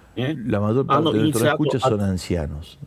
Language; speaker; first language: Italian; non-native, learner; Spanish